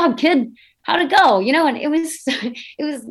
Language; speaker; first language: English; native; English